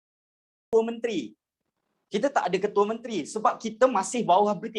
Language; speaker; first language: Malay; native; Malay